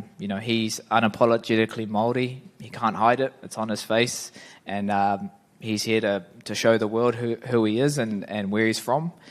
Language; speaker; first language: English; native; English